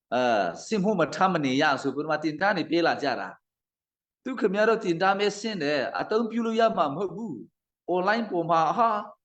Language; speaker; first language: Burmese; non-native, local second language; Hakha Chin